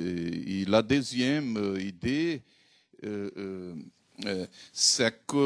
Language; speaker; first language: French; non-native, fluent; Portuguese